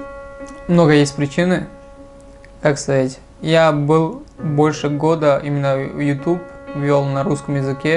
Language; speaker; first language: Russian; non-native, local second language; Tajik